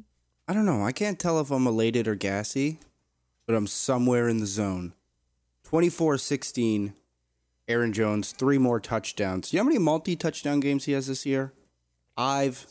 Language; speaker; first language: English; native; English